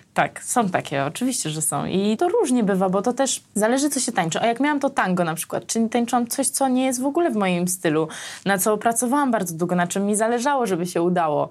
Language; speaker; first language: Polish; early bilingual, other home language; Armenian